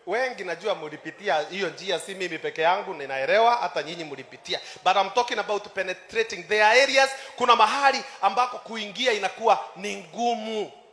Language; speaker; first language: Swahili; non-native, local second language; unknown